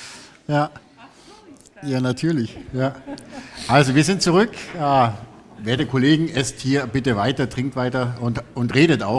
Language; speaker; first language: German; native; German